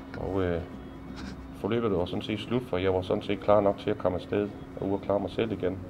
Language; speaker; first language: Danish; native; Danish